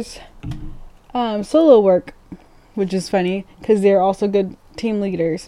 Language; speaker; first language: English; native; English